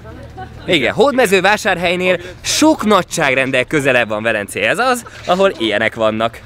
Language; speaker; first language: Hungarian; native; Hungarian